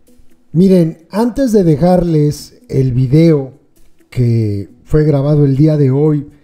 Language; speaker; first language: Spanish; native; Spanish